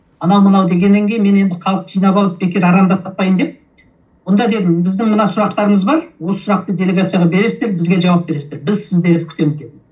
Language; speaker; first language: Kazakh; early bilingual, heritage; Kazakh